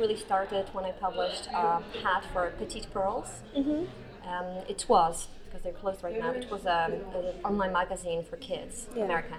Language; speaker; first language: English; non-native, fluent; Polish